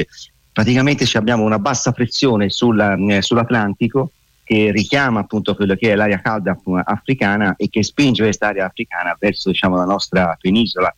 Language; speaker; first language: Italian; native; Italian